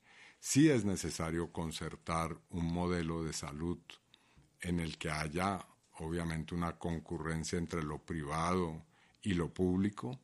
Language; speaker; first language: Spanish; native; Spanish